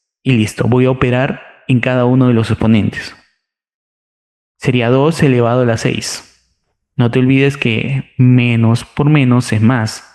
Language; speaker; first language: Spanish; native; Spanish